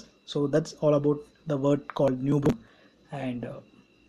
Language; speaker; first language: English; non-native, local second language; Tamil